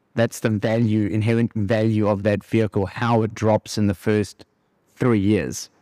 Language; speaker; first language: English; native; English